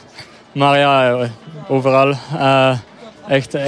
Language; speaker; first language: Dutch; non-native, local second language; French